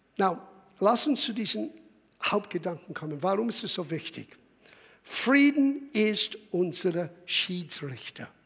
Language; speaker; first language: German; non-native, fluent; English